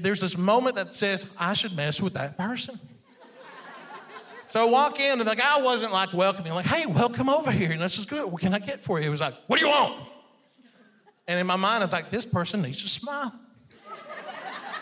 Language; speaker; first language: English; non-native, fluent; Persian